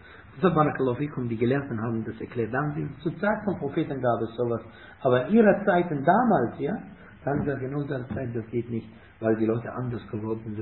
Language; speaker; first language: German; non-native, fluent; Arabic